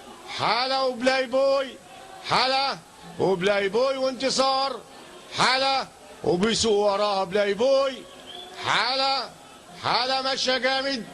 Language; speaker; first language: Arabic; native; Arabic